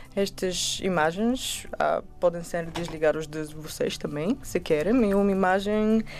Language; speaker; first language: Portuguese; non-native, learner; Bulgarian